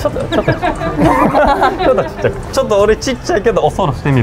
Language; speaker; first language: Japanese; native; Japanese